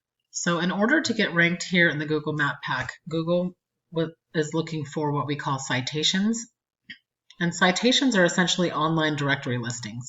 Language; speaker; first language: English; native; English